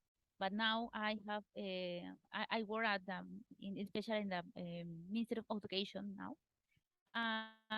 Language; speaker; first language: English; non-native, learner; Spanish